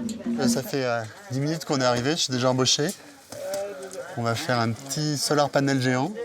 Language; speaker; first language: French; native; French